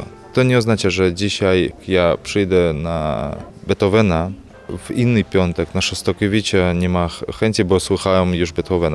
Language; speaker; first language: Polish; non-native, fluent; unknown